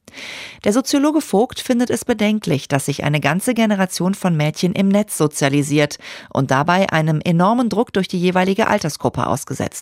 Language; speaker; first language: German; native; German